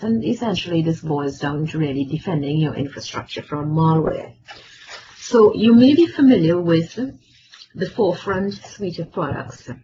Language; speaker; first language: English; native; English